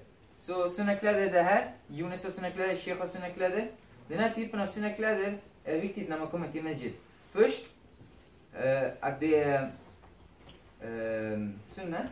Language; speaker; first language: Swedish; non-native, fluent; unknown